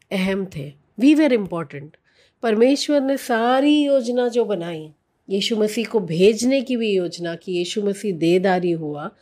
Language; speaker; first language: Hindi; non-native, local second language; Telugu